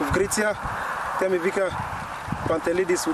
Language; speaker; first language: Bulgarian; non-native, learner; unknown